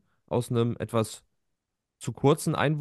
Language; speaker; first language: German; native; German